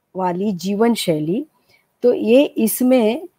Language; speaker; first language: Hindi; non-native, local second language; Gujarati